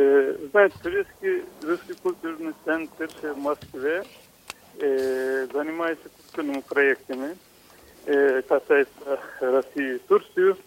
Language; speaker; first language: Russian; non-native, fluent; Turkish